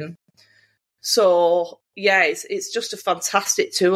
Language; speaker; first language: English; native; English